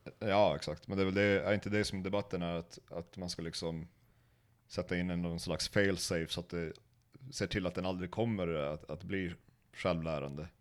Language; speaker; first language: Swedish; native; Swedish